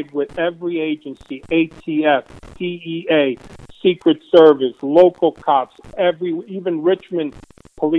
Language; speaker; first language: English; early bilingual, other home language; Spanish